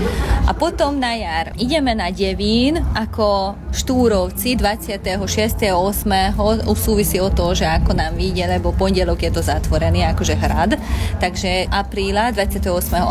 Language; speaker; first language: Slovak; non-native, local second language; Hungarian